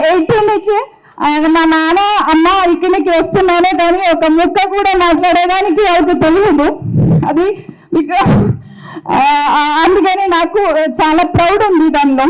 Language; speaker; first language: Telugu; non-native, learner; Malayalam